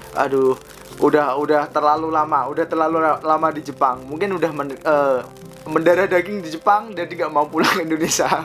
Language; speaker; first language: Indonesian; native; Indonesian